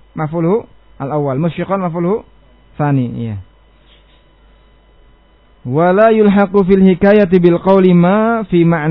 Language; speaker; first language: Arabic; non-native, fluent; Indonesian